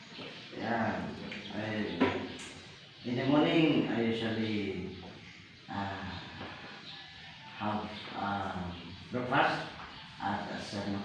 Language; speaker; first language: English; non-native, learner; Indonesian